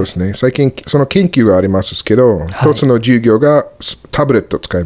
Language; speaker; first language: Japanese; non-native, learner; English